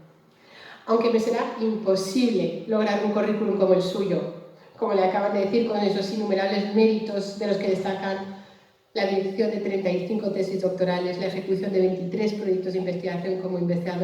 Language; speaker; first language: Spanish; native; Spanish